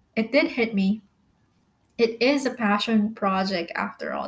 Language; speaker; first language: English; non-native, local second language; Filipino